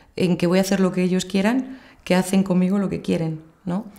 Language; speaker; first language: Spanish; native; Spanish